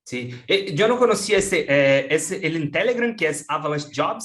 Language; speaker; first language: Spanish; non-native, fluent; Portuguese